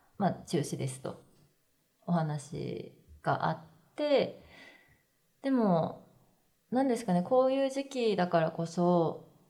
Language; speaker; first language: Japanese; native; Japanese